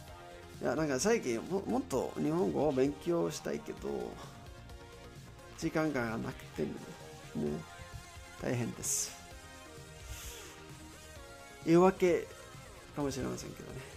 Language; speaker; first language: Japanese; non-native, learner; Spanish